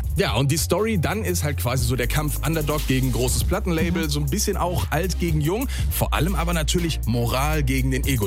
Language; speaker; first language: German; native; German